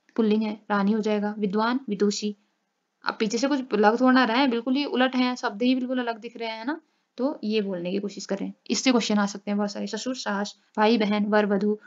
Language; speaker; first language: Hindi; native; Hindi